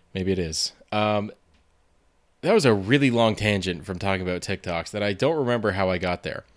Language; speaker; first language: English; native; English